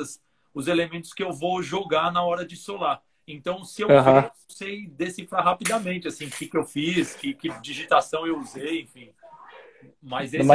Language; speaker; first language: Portuguese; native; Portuguese